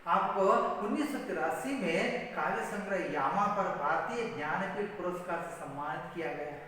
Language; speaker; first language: Hindi; non-native, local second language; Kannada